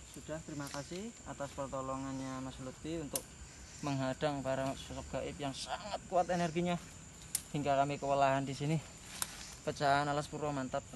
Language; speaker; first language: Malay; non-native, local second language; Javanese